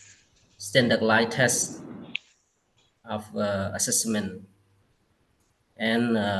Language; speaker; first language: English; non-native, learner; Khmer